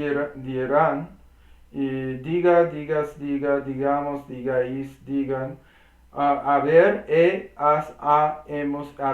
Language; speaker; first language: Spanish; non-native, learner; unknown